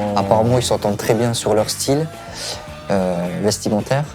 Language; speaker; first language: French; native; French